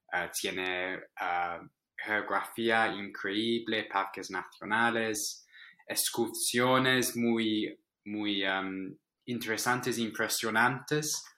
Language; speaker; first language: Spanish; non-native, fluent; English